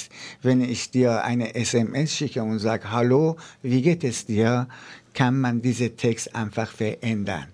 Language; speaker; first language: German; non-native, fluent; Persian